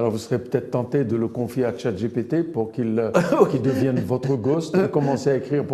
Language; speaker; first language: French; non-native, local second language; Arabic